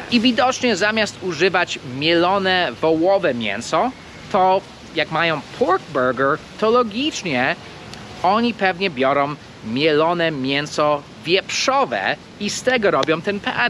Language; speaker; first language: Polish; non-native, fluent; English